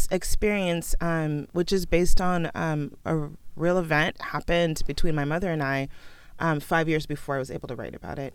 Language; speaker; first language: English; early bilingual, other home language; Krio